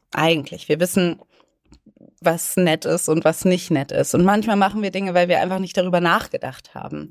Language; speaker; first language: German; native; German